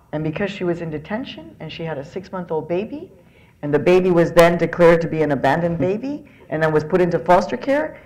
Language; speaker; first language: English; early bilingual, other home language; Spanish